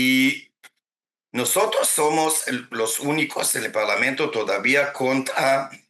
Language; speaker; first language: Spanish; non-native, fluent; Hebrew